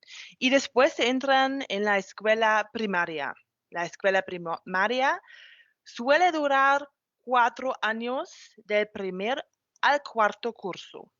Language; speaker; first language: Spanish; non-native, fluent; German